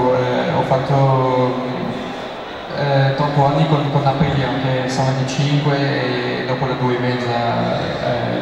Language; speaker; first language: Italian; non-native, learner; French